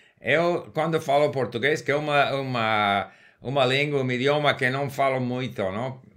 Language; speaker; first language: Portuguese; non-native, learner; English